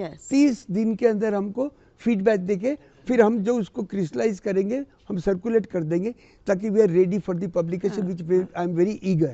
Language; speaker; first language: Hindi; native; Hindi